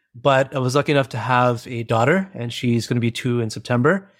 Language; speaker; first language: English; early bilingual, other home language; Hindi